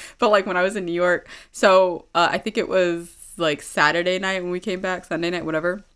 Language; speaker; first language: English; early bilingual, other home language; Amharic